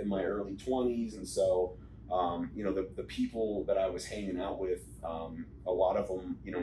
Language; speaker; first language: English; native; English